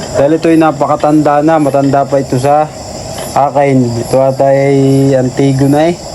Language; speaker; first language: Filipino; native; Filipino